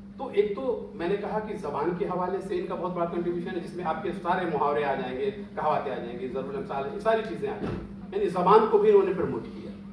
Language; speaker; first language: Urdu; native; Urdu